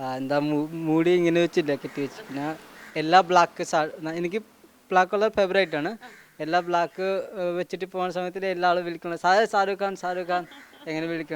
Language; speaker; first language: Malayalam; non-native, learner; Odia